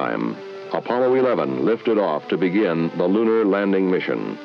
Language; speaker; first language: English; native; English